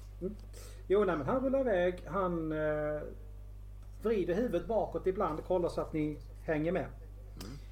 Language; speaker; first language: Swedish; native; Swedish